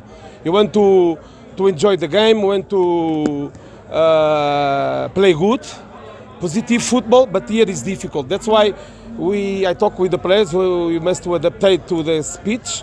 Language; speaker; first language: English; non-native, learner; Portuguese